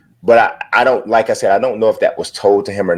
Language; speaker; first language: English; native; English